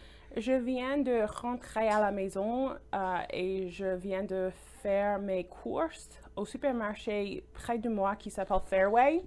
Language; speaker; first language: French; non-native, fluent; English